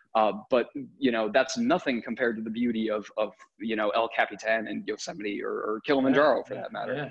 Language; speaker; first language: English; native; English